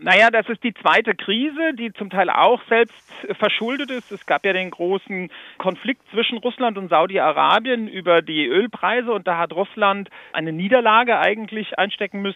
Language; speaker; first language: German; native; German